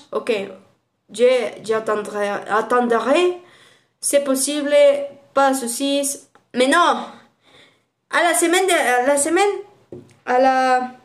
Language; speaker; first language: French; non-native, learner; Spanish